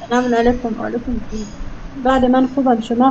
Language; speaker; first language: Persian; non-native, learner; Urdu